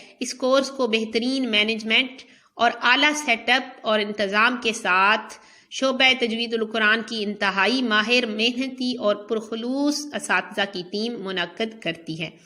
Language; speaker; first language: Urdu; native; Urdu